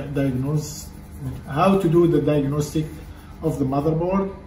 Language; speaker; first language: English; non-native, fluent; French